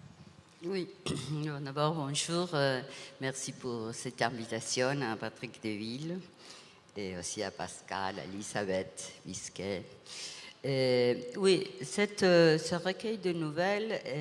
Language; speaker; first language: French; non-native, fluent; Spanish